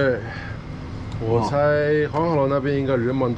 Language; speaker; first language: Chinese; non-native, fluent; English